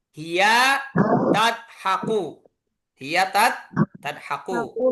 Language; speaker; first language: Arabic; non-native, fluent; Indonesian